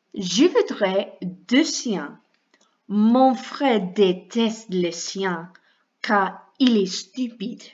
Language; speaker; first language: French; non-native, fluent; English